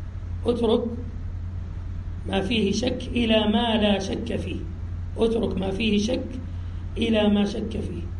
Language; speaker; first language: Arabic; native; Arabic